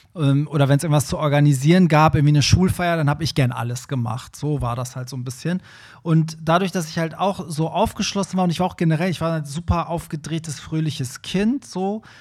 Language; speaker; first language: German; early bilingual, other home language; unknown